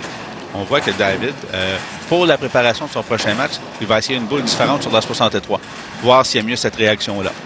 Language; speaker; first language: French; native; French